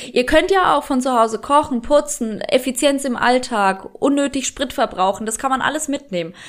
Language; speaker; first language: German; early bilingual, other home language; Polish